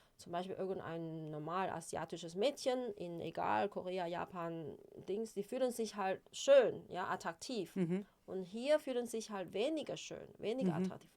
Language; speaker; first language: German; non-native, fluent; Chinese